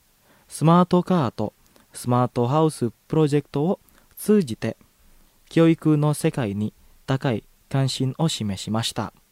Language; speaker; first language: Japanese; non-native, fluent; Indonesian